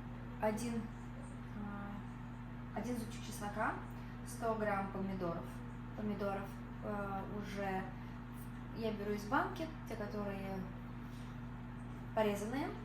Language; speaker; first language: Russian; native; Russian